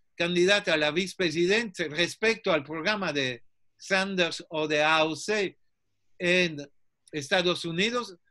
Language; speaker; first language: Spanish; non-native, fluent; French